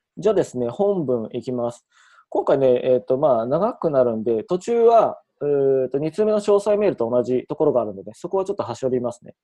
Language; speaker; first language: Japanese; native; Japanese